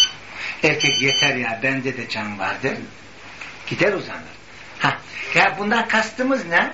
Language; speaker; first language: Turkish; native; Turkish